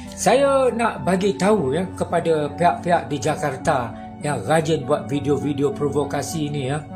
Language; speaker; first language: Malay; native; Malay